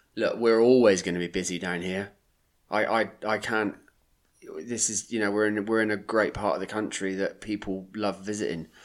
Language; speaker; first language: English; native; English